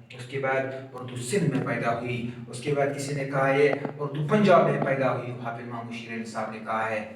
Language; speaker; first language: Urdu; non-native, local second language; Kashmiri